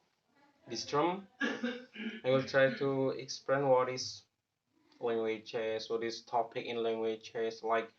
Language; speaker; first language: English; non-native, learner; Javanese